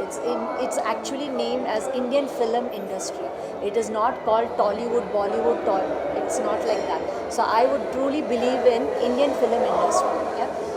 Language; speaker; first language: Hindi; non-native, local second language; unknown